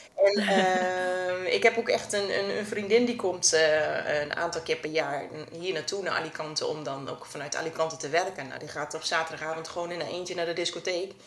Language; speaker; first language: Dutch; native; Dutch